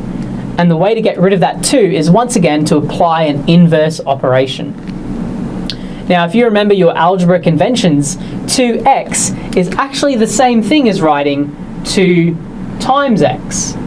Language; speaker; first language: English; native; English